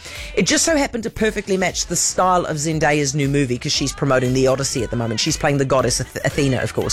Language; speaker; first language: English; native; English